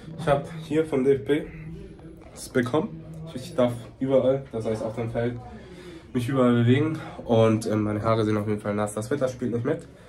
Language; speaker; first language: German; early bilingual, other home language; Spanish